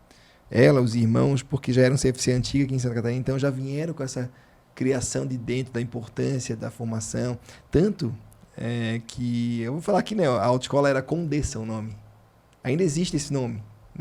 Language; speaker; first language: Portuguese; native; Portuguese